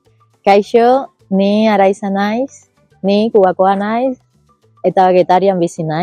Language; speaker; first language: Basque; non-native, learner; Spanish